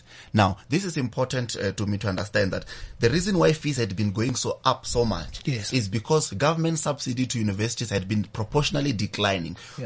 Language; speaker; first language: English; non-native, local second language; Venda